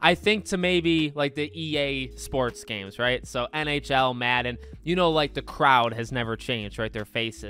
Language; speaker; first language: English; native; English